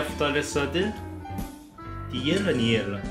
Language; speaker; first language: Russian; non-native, learner; Korean